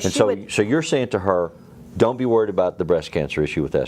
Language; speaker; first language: English; native; English